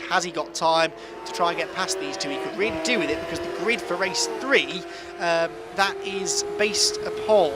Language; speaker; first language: English; native; English